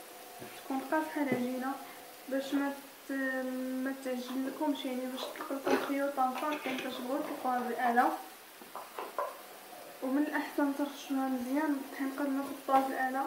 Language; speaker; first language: Arabic; native; Arabic